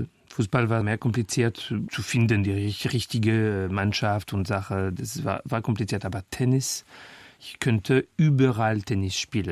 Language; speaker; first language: German; non-native, fluent; French